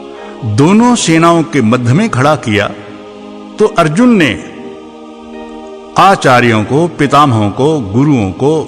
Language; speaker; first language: Hindi; native; Hindi